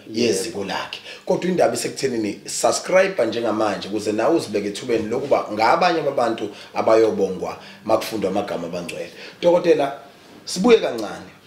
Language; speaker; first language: Zulu; native; Zulu